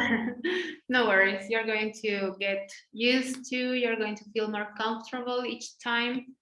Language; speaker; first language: English; non-native, fluent; Spanish